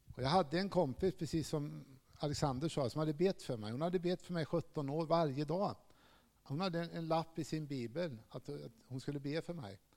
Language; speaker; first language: Swedish; native; Swedish